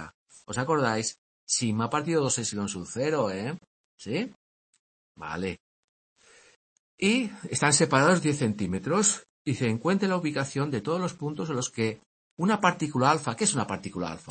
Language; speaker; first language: Spanish; native; Spanish